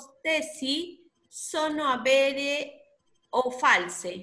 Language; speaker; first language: Italian; non-native, learner; Spanish